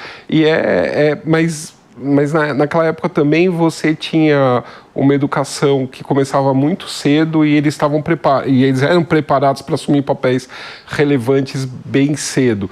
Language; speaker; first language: Portuguese; native; Portuguese